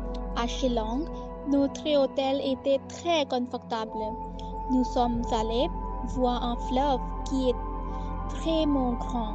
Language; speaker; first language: French; non-native, learner; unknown